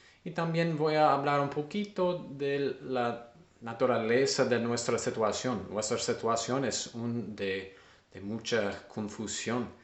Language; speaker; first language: Spanish; non-native, learner; English